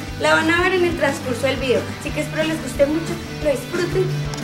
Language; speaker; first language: Spanish; native; Spanish